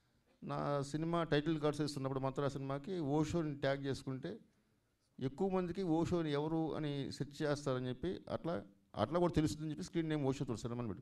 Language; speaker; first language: Telugu; native; Telugu